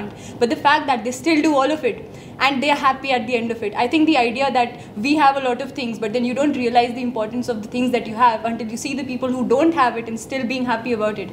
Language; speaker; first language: English; non-native, local second language; Hindi